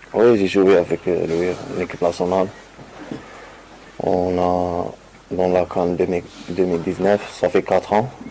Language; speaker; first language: French; non-native, learner; Arabic